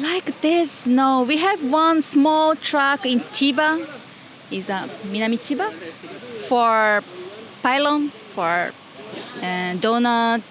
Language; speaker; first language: English; non-native, learner; Japanese